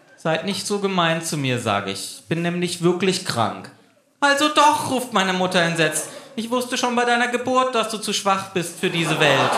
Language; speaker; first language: German; native; German